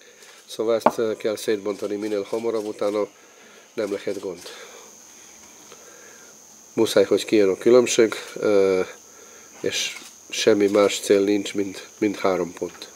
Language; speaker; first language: Hungarian; non-native, fluent; Serbian